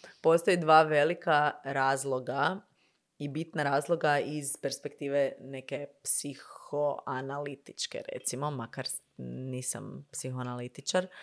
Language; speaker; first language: Croatian; native; Croatian